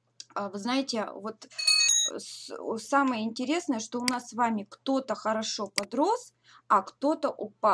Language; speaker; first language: Russian; native; Russian